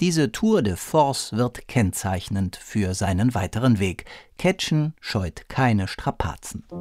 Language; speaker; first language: German; native; German